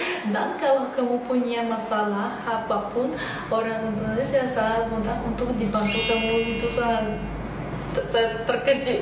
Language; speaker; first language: Indonesian; non-native, fluent; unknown